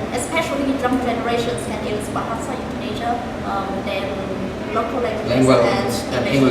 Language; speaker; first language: English; non-native, learner; Vietnamese